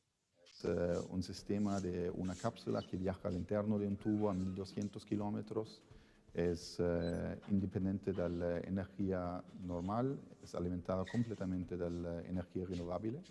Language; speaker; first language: Spanish; non-native, fluent; Italian